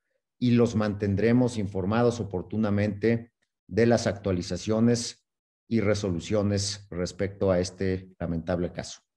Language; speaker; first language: Spanish; native; Spanish